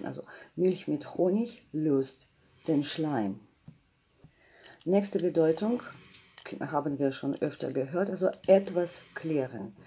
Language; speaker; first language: German; non-native, fluent; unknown